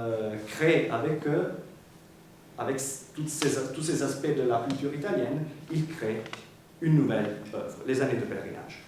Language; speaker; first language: French; non-native, fluent; Italian